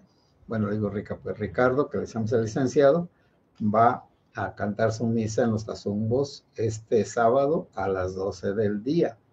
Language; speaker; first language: Spanish; native; Spanish